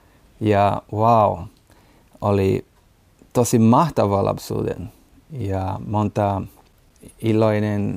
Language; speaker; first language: Finnish; non-native, learner; Portuguese